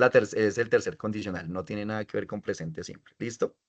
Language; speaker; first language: Spanish; native; Spanish